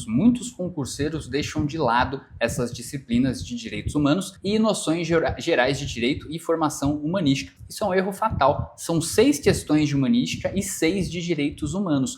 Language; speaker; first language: Portuguese; native; Portuguese